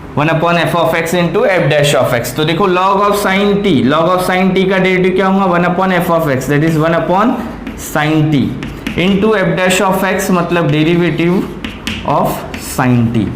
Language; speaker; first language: Hindi; native; Hindi